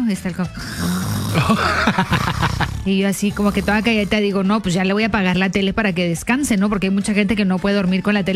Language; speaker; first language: Spanish; native; Spanish